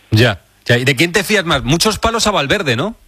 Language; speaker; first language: Spanish; native; Spanish